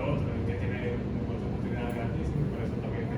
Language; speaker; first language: Spanish; native; Spanish